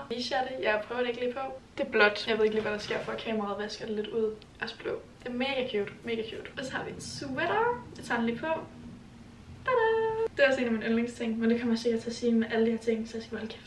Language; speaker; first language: Danish; native; Danish